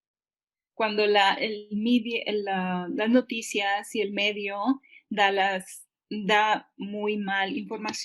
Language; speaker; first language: Spanish; early bilingual, heritage; Spanish